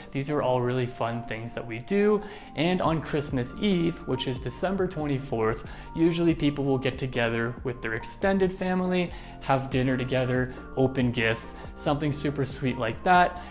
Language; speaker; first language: English; native; English